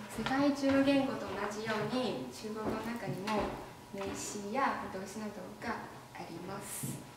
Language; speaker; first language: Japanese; non-native, fluent; Chinese